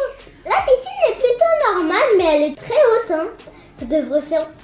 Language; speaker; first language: French; native; French